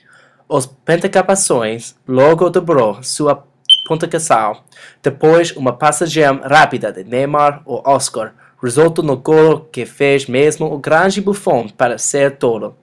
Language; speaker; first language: Portuguese; non-native, learner; English